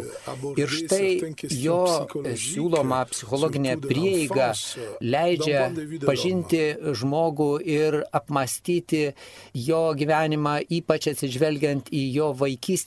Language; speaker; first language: Lithuanian; non-native, fluent; Italian